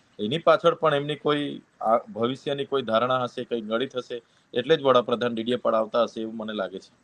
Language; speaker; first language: Gujarati; non-native, local second language; Vasavi